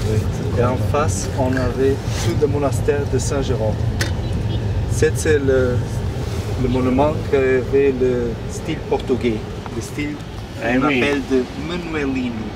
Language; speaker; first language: French; non-native, fluent; Portuguese